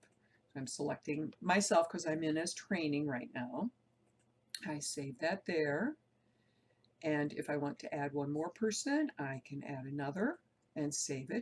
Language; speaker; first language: English; native; English